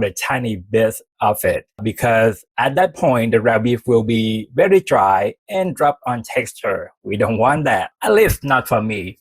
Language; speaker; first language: English; non-native, fluent; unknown